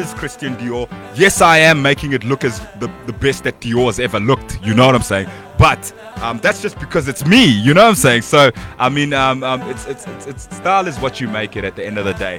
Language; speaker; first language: English; non-native, local second language; Bemba